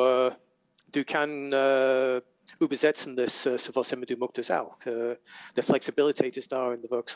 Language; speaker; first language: German; non-native, learner; English